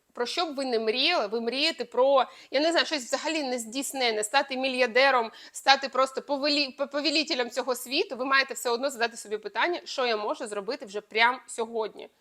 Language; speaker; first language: Ukrainian; non-native, local second language; Russian